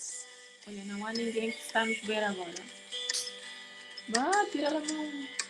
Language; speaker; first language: Portuguese; non-native, local second language; Tetum